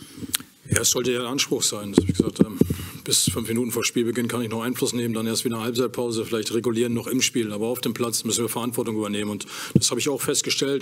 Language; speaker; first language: German; native; German